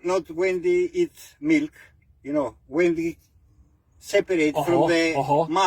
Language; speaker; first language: English; non-native, learner; Greek